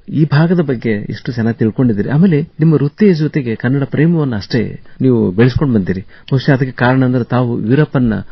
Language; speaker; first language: Kannada; native; Kannada